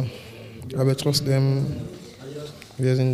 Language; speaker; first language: German; non-native, learner; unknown